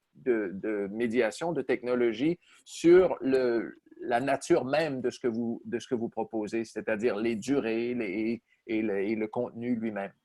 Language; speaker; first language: French; native; French